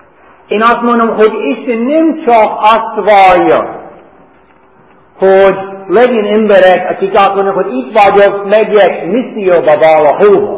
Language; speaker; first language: Hungarian; non-native, learner; English